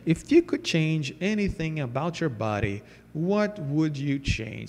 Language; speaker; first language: English; non-native, fluent; Portuguese